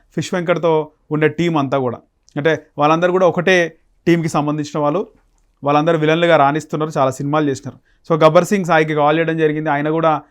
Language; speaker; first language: Telugu; native; Telugu